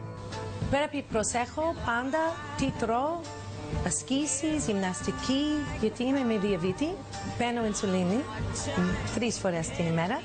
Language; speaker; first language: Greek; early bilingual, heritage; English